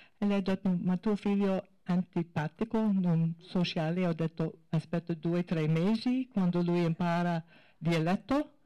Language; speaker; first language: Italian; non-native, learner; English